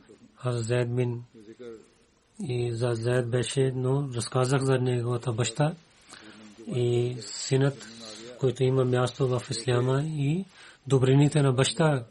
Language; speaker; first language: Bulgarian; non-native, learner; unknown